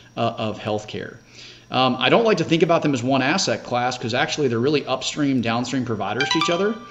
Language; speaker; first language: English; native; English